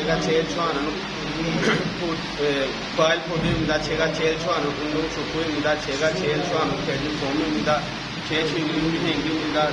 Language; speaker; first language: Korean; non-native, learner; Punjabi